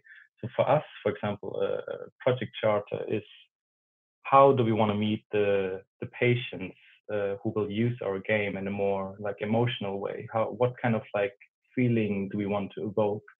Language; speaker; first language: English; non-native, fluent; German